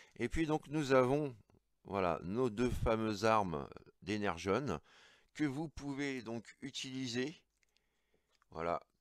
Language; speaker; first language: French; native; French